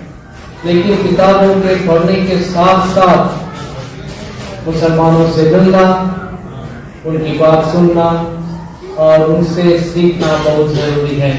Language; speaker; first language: Hindi; non-native, local second language; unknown